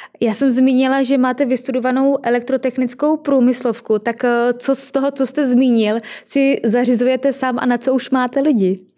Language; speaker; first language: Czech; native; Czech